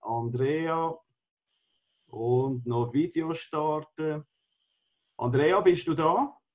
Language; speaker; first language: German; native; German